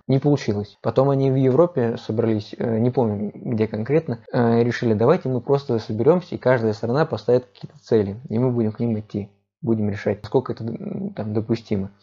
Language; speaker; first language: Russian; native; Russian